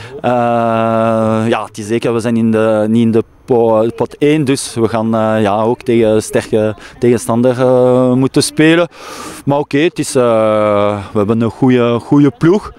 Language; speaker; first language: Dutch; non-native, local second language; French